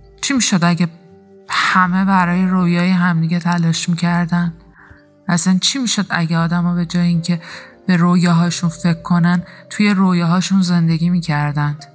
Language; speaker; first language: Persian; native; Persian